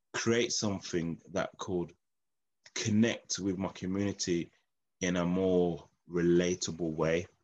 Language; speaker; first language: English; native; English